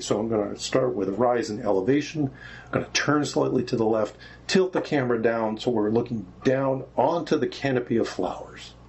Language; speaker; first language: English; native; English